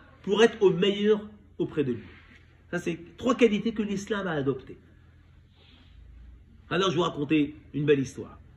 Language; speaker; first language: French; native; French